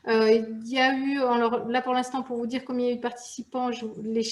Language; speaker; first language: French; native; French